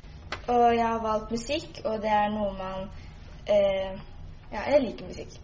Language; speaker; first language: Norwegian; early bilingual, other home language; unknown